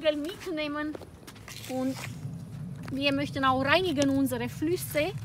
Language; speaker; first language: German; non-native, fluent; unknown